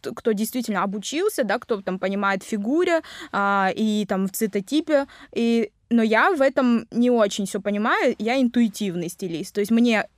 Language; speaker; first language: Russian; non-native, local second language; Vietnamese